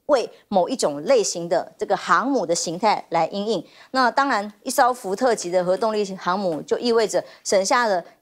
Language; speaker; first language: Chinese; native; Chinese